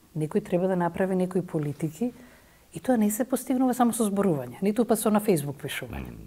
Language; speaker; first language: Macedonian; native; Macedonian